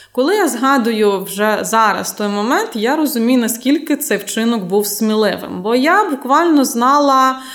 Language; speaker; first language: Ukrainian; native; Ukrainian